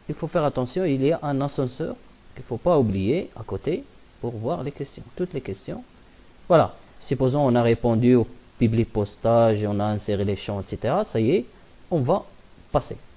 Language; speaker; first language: French; non-native, local second language; Arabic